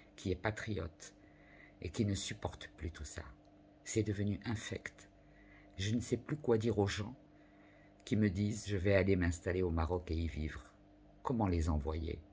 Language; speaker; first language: French; non-native, local second language; Arabic